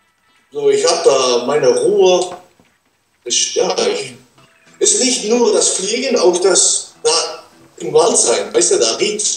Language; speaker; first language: German; non-native, learner; Dutch